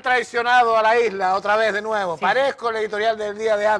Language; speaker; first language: Spanish; native; Spanish